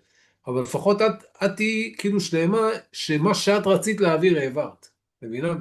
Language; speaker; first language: Hebrew; native; Hebrew